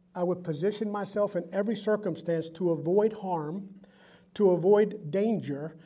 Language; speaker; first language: English; early bilingual, other home language; Spanish